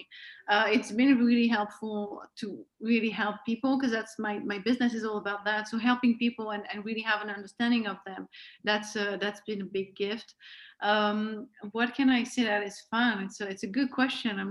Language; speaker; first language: English; non-native, fluent; French